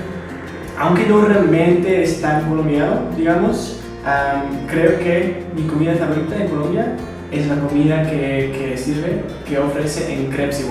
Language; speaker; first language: Spanish; non-native, fluent; English